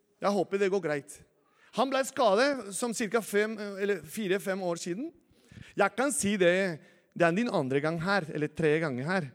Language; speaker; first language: Norwegian; non-native, fluent; Spanish